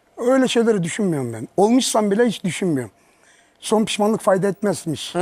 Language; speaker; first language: Turkish; early bilingual, heritage; Turkish